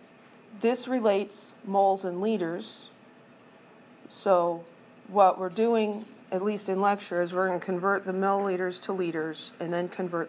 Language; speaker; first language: English; native; English